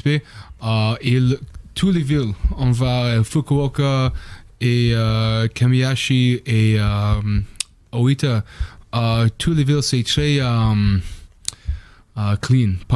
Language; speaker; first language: French; non-native, learner; English